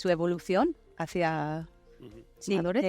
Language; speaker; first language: Spanish; non-native, fluent; English